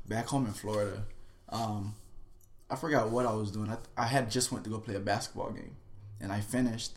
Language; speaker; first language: English; non-native, fluent; Haitian Creole